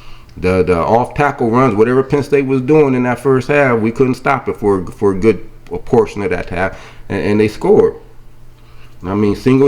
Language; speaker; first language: English; native; English